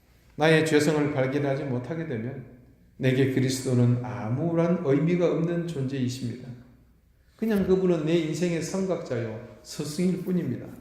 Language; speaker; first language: Korean; native; Korean